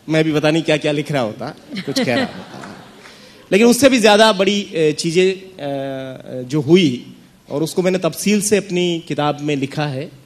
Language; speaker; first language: Hindi; native; Hindi